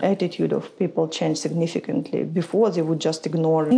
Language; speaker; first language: English; non-native, fluent; Ukrainian